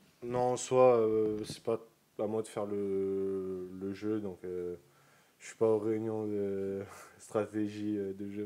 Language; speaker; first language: French; native; French